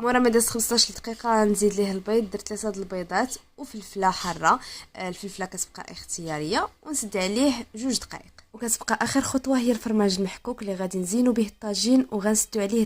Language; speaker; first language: Arabic; native; Arabic